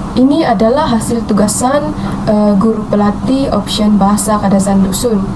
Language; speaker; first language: Malay; non-native, local second language; Central Dusun